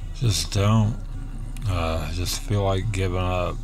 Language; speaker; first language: English; native; English